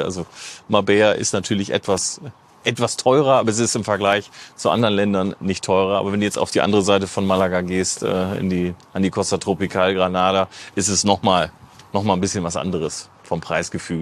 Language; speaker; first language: German; native; German